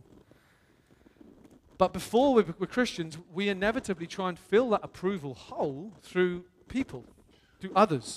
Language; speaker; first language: English; native; English